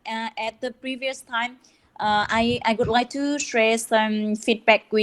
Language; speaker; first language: English; non-native, learner; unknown